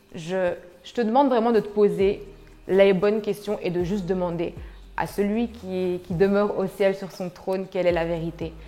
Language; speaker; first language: French; early bilingual, other home language; Arabic